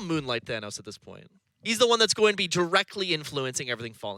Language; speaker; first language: English; native; English